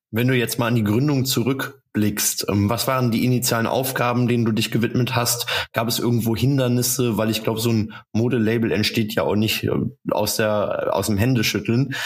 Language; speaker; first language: German; native; German